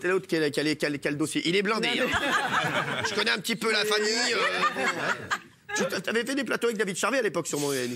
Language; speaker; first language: French; native; French